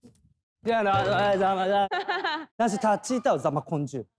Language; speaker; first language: Chinese; non-native, fluent; Korean